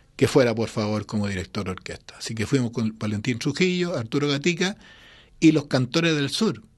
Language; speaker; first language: Spanish; native; Spanish